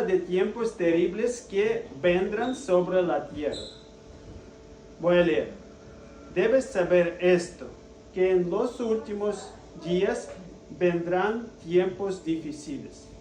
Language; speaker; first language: Spanish; non-native, fluent; Russian